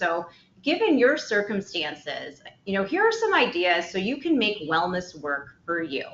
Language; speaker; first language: English; native; English